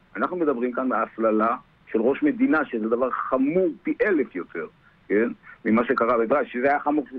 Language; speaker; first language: Hebrew; native; Hebrew